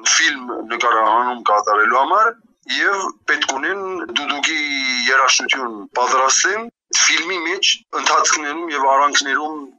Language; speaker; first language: Armenian; early bilingual, heritage; Armenian